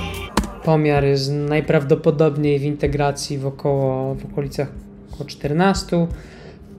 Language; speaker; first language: Polish; native; Polish